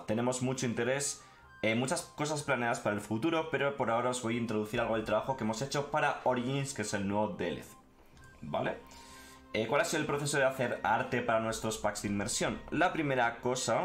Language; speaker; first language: Spanish; native; Spanish